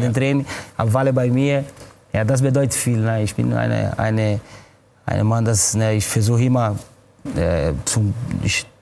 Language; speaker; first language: German; non-native, fluent; Portuguese